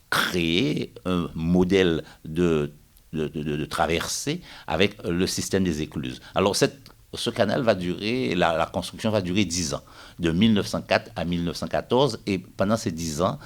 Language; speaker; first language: French; native; French